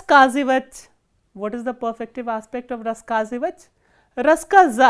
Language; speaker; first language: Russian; non-native, fluent; Hindi